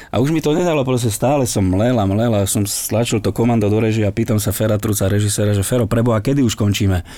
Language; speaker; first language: Slovak; native; Slovak